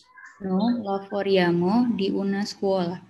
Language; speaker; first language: Italian; non-native, learner; Indonesian